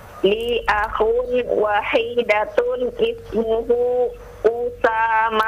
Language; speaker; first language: Arabic; non-native, learner; Indonesian